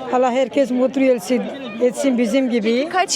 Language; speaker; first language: Turkish; early bilingual, heritage; Turkish